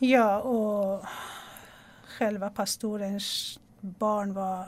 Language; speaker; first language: Swedish; non-native, local second language; Persian